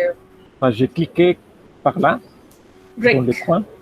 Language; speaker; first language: French; non-native, fluent; Spanish